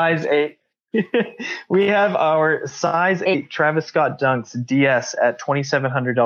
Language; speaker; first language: English; native; English